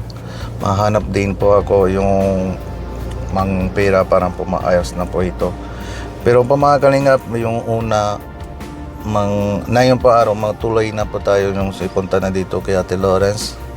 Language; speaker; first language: Filipino; non-native, learner; Punjabi